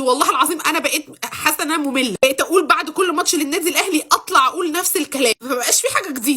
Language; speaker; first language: Arabic; native; Arabic